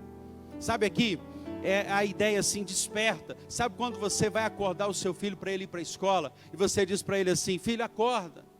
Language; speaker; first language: Portuguese; native; Portuguese